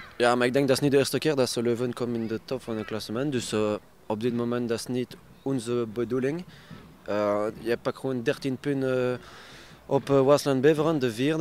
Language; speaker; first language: Dutch; non-native, learner; French